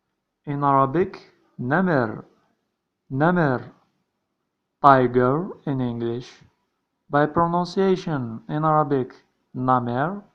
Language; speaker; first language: English; non-native, learner; Arabic